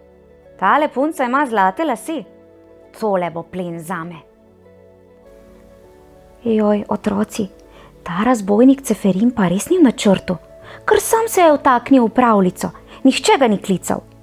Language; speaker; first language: Slovenian; native; Slovenian